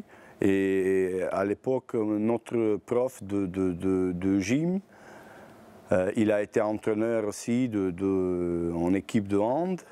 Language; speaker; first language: French; non-native, learner; Bosnian